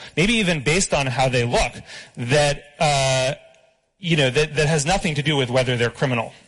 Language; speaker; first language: English; native; English